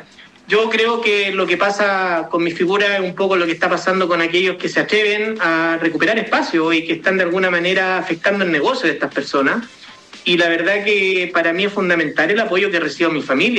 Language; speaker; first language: Spanish; native; Spanish